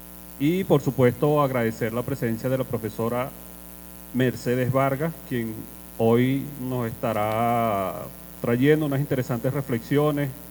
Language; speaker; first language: Spanish; native; Spanish